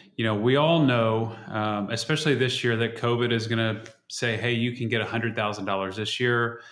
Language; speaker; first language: English; native; English